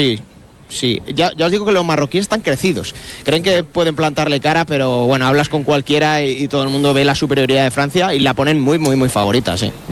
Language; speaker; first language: Spanish; native; Spanish